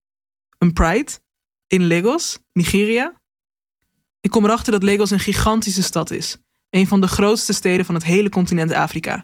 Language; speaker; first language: Dutch; native; Dutch